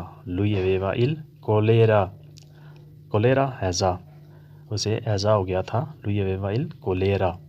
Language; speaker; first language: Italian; non-native, fluent; Urdu